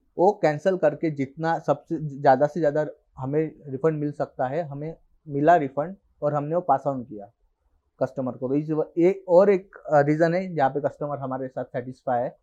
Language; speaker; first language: Hindi; non-native, local second language; Marathi